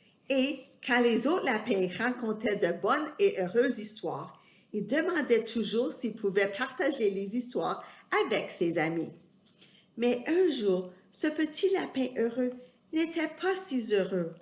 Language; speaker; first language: French; non-native, fluent; English